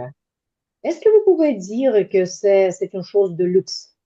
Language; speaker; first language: French; non-native, fluent; Ukrainian